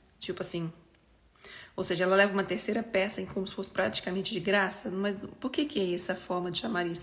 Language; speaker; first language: Portuguese; native; Portuguese